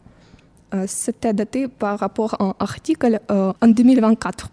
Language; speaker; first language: French; non-native, fluent; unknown